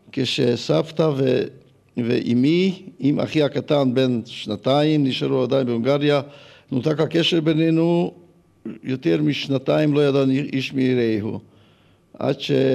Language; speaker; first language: Hebrew; early bilingual, other home language; Hungarian